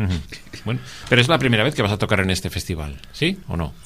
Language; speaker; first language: Spanish; native; Spanish